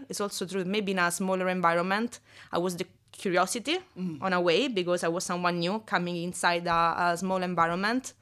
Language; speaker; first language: English; non-native, fluent; Italian